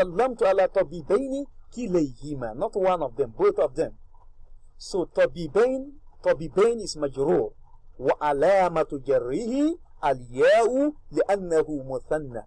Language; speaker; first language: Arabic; non-native, fluent; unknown